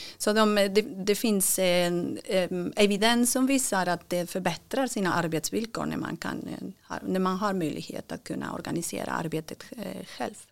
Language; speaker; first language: Swedish; non-native, fluent; Spanish